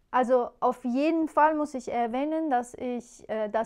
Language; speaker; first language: German; non-native, fluent; Persian